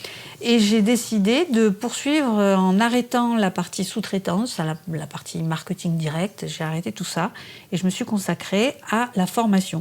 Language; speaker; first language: French; native; French